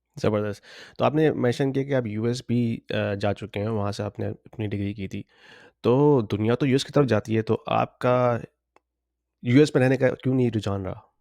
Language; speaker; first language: Urdu; native; Urdu